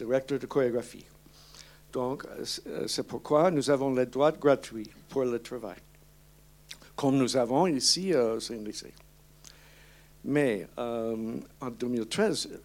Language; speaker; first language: French; non-native, learner; English